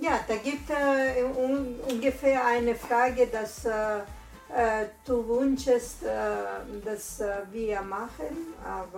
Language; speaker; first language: German; non-native, learner; Italian